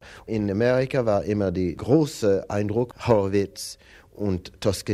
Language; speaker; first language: German; non-native, fluent; English